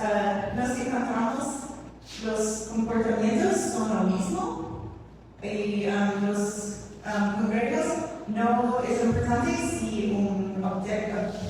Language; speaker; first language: Spanish; non-native, learner; English